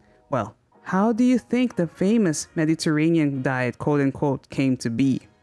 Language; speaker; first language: English; non-native, local second language; Filipino